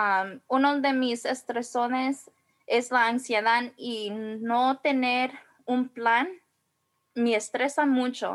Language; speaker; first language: Spanish; early bilingual, heritage; Spanish